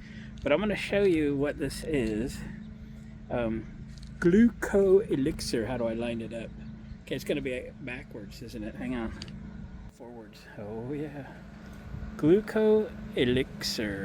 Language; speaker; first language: English; native; English